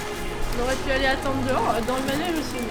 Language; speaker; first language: French; native; French